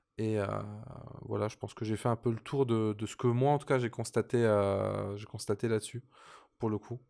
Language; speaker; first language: French; native; French